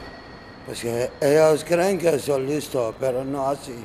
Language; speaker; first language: Spanish; non-native, learner; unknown